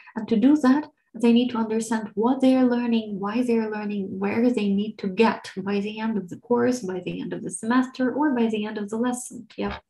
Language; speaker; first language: English; non-native, fluent; Ukrainian